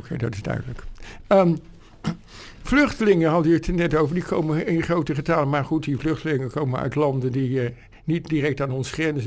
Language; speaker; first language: Dutch; native; Dutch